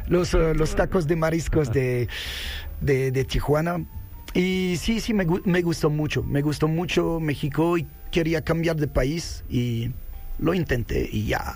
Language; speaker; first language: Spanish; non-native, fluent; French